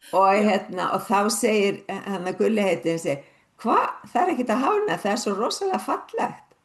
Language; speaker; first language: Icelandic; native; Icelandic